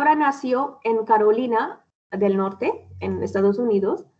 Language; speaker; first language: Spanish; non-native, learner; Malayalam